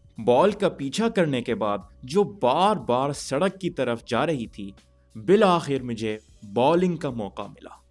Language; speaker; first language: Urdu; early bilingual, heritage; Urdu